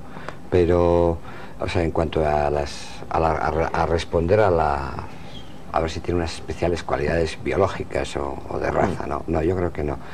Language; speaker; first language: Spanish; native; Spanish